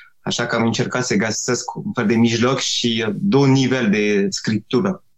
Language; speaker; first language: Romanian; non-native, fluent; French